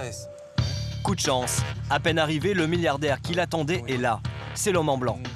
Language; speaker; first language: French; native; French